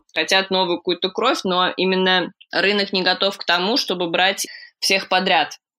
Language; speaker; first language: Russian; native; Russian